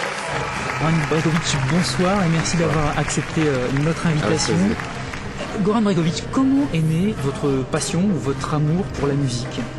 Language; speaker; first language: French; native; French